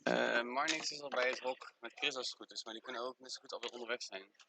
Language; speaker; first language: Dutch; native; Dutch